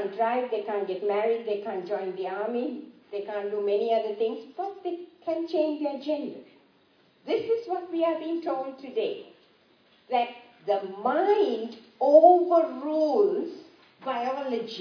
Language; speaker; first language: English; non-native, local second language; Sinhala